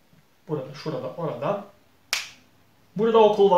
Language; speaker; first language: Turkish; non-native, fluent; Bosnian